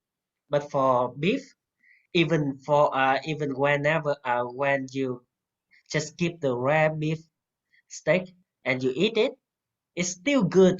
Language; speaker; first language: English; non-native, fluent; Vietnamese